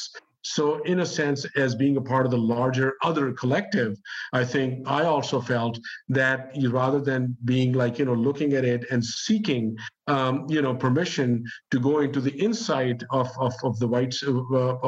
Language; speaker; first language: English; non-native, local second language; Urdu